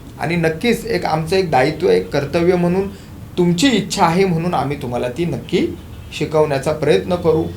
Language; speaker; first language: Marathi; native; Marathi